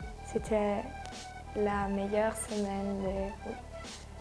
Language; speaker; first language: French; non-native, learner; German